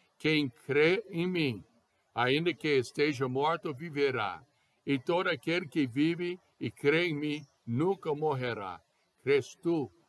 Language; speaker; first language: Portuguese; non-native, fluent; English